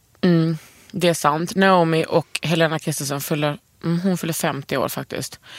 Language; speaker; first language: Swedish; native; Swedish